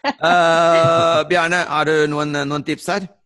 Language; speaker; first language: Norwegian; non-native, fluent; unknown